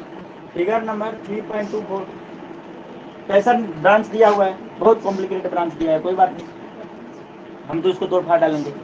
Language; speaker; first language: Hindi; native; Hindi